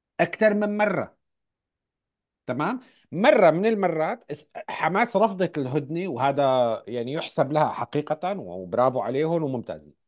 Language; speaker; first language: Arabic; native; Arabic